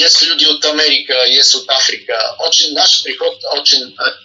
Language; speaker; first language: Russian; non-native, learner; Bulgarian